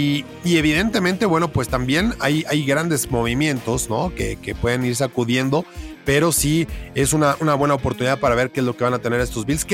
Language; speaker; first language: Spanish; native; Spanish